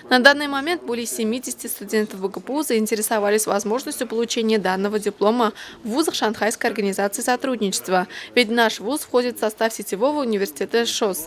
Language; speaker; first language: Russian; native; Russian